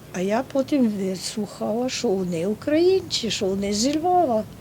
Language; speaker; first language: Ukrainian; early bilingual, heritage; Ukrainian